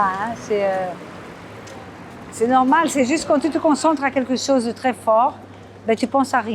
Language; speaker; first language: French; non-native, fluent; Portuguese